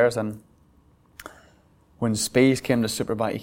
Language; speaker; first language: English; native; English